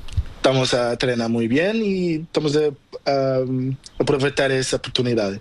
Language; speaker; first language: Spanish; non-native, learner; Portuguese